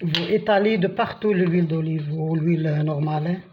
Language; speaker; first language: French; non-native, local second language; Arabic